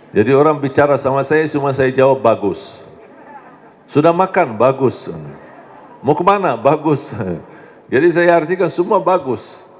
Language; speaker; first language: Indonesian; non-native, fluent; Arabic